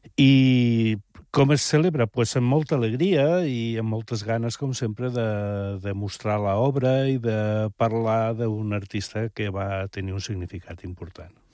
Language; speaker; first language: Catalan; native; Catalan